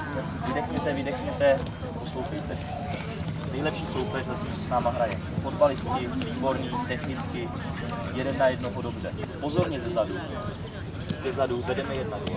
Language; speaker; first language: Czech; native; Czech